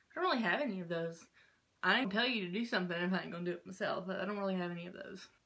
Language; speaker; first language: English; native; English